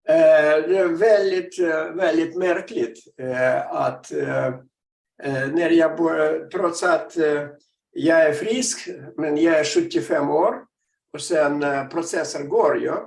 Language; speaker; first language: Swedish; non-native, fluent; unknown